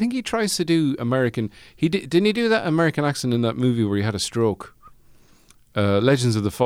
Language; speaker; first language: English; native; English